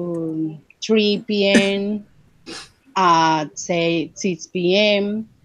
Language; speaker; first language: English; non-native, learner; Spanish